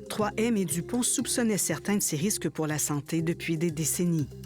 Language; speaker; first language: French; native; French